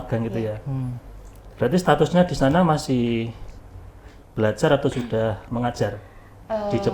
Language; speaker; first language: Indonesian; native; Indonesian